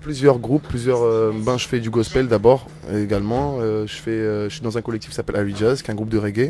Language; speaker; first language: French; native; French